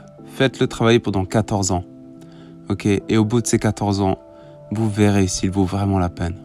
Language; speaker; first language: French; native; French